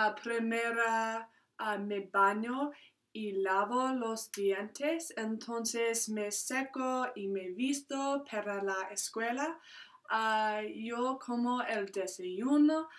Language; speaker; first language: Spanish; non-native, learner; English